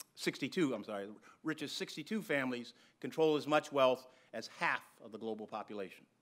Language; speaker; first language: English; native; English